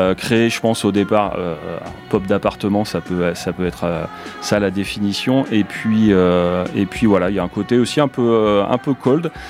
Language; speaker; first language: French; native; French